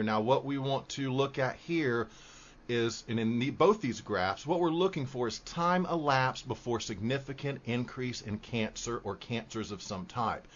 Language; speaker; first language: English; native; English